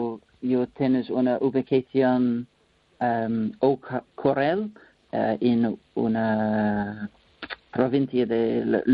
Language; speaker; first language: Spanish; non-native, learner; English